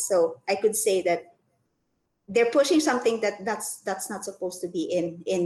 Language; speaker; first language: English; non-native, local second language; Filipino